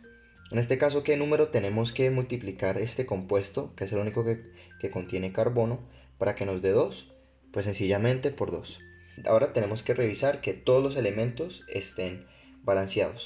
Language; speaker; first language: Spanish; native; Spanish